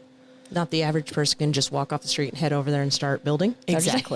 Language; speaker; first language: English; native; English